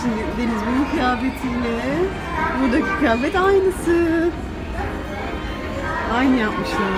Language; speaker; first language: Turkish; native; Turkish